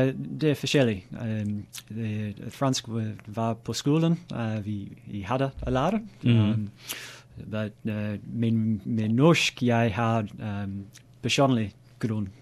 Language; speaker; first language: Norwegian; non-native, learner; English